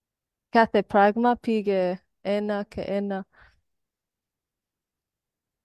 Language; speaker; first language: Greek; non-native, learner; English